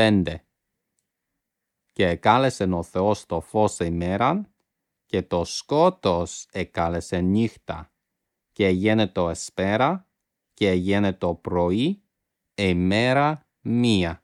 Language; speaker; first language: Greek; non-native, fluent; English